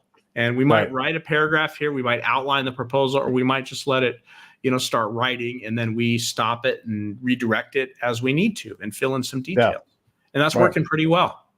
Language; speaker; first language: English; native; English